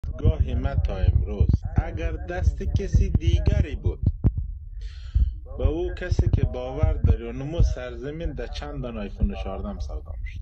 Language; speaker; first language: Persian; native; Persian